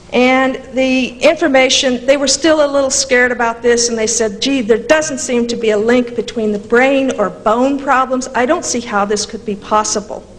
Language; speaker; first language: English; native; English